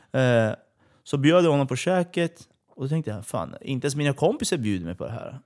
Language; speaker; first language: Swedish; early bilingual, other home language; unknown